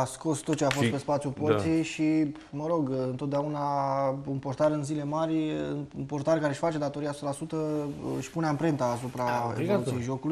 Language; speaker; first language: Romanian; native; Romanian